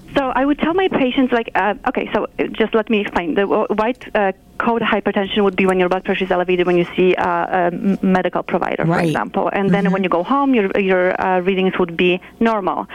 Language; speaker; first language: English; non-native, fluent; Polish